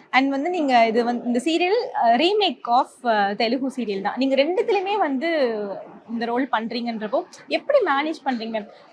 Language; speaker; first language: Tamil; native; Tamil